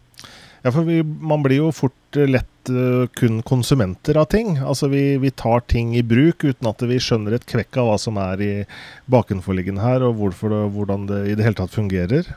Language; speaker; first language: Norwegian; native; Norwegian